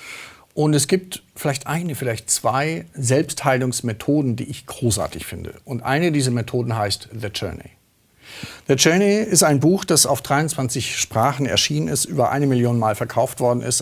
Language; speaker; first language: German; native; German